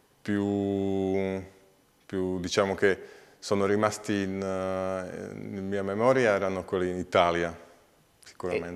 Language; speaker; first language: Italian; non-native, learner; Slovak